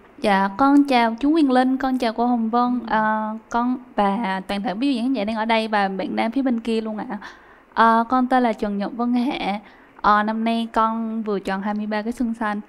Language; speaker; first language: Vietnamese; native; Vietnamese